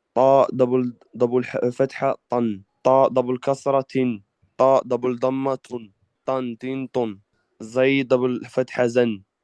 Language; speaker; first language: Arabic; non-native, learner; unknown